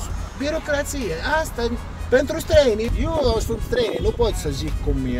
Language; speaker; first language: Romanian; non-native, learner; Arabic